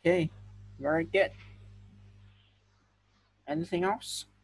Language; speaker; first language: English; non-native, fluent; Vietnamese